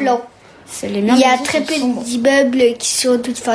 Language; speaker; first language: French; early bilingual, heritage; French